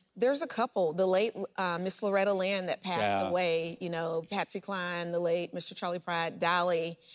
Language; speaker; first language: English; native; English